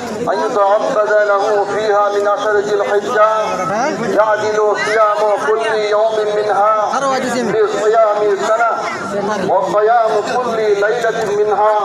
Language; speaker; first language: Arabic; non-native, fluent; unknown